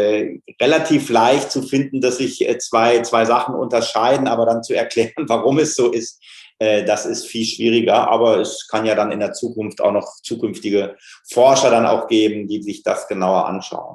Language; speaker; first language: German; native; German